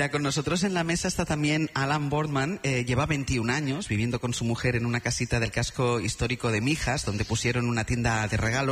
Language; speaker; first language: Spanish; native; Spanish